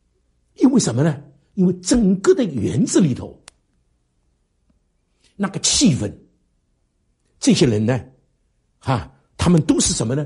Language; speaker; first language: Chinese; native; Chinese